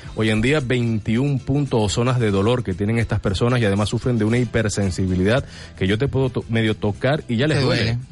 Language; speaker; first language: Spanish; native; Spanish